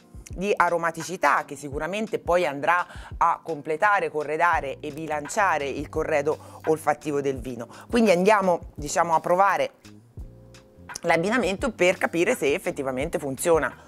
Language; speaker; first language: Italian; native; Italian